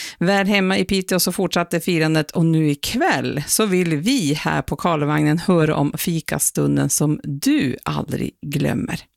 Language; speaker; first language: Swedish; native; Swedish